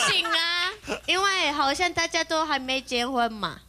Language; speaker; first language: Chinese; non-native, fluent; Japanese